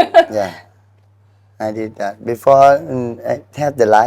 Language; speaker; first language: English; non-native, learner; Thai